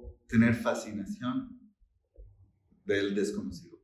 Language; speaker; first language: Spanish; non-native, fluent; English